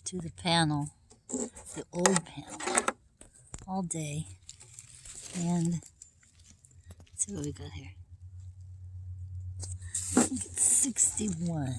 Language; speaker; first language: English; native; English